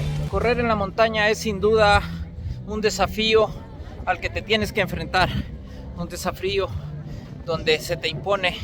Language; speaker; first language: Spanish; native; Spanish